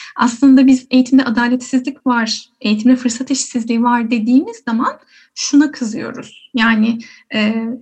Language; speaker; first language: Turkish; native; Turkish